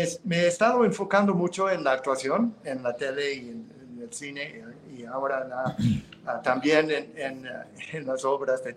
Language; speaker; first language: Spanish; non-native, fluent; English